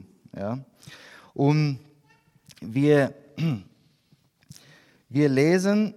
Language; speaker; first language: German; non-native, learner; Spanish